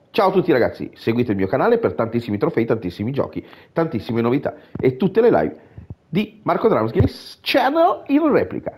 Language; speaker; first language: Italian; native; Italian